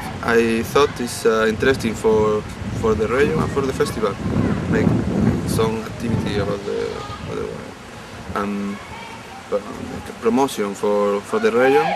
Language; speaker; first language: English; non-native, learner; Spanish